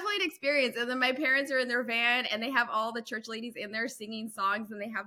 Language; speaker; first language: English; native; English